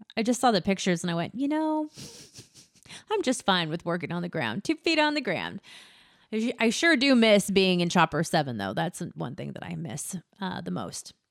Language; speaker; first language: English; native; English